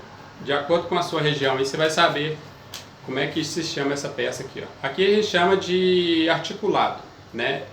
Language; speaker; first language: Portuguese; native; Portuguese